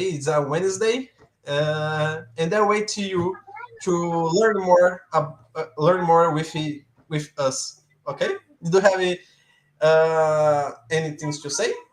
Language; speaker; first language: English; non-native, learner; Portuguese